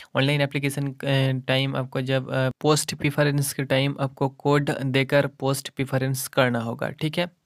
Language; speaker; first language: Hindi; non-native, local second language; Bangla